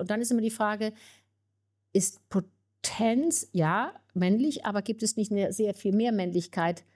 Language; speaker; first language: German; native; German